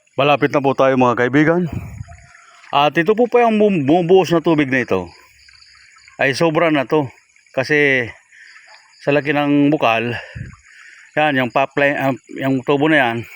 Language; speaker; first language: Filipino; non-native, local second language; Bikol